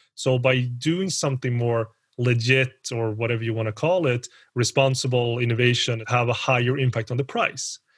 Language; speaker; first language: English; early bilingual, other home language; Spanish